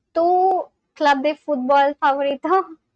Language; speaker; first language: Spanish; non-native, learner; English